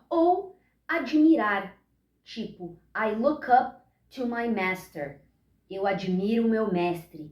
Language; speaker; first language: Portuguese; early bilingual, heritage; Portuguese